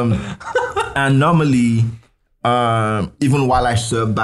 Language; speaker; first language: English; non-native, local second language; Yoruba